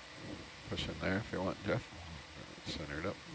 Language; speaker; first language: English; native; English